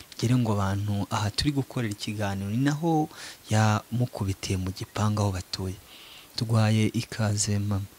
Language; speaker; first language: Kinyarwanda; native; Kinyarwanda